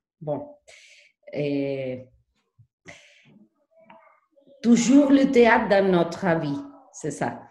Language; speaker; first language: French; non-native, learner; Spanish